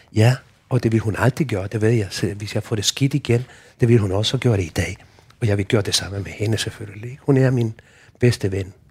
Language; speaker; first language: Danish; non-native, fluent; Spanish